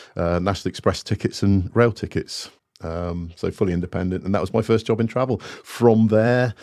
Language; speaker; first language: English; native; English